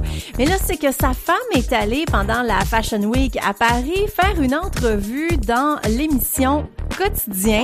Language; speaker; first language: French; native; French